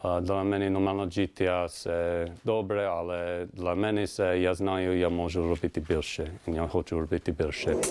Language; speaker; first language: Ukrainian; non-native, learner; English